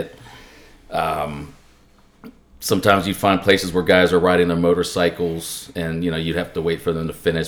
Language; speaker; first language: English; native; English